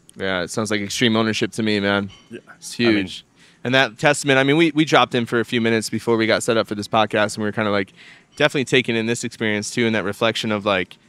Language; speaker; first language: English; native; English